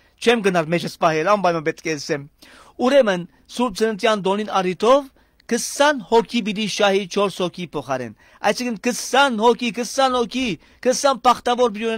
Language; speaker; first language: Armenian; early bilingual, heritage; Armenian